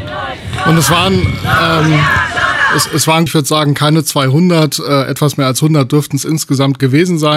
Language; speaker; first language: German; native; German